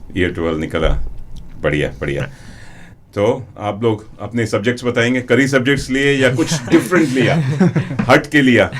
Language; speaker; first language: Hindi; native; Hindi